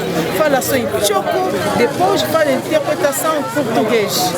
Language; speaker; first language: Portuguese; non-native, learner; Lingala